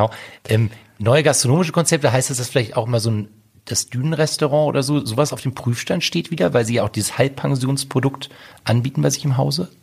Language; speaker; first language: German; native; German